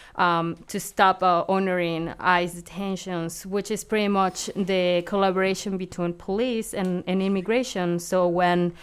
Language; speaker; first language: English; non-native, fluent; Spanish